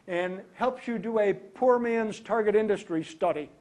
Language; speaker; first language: English; native; English